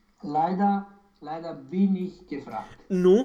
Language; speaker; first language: German; non-native, learner; Romanian